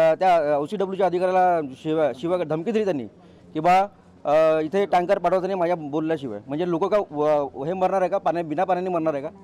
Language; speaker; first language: Marathi; native; Marathi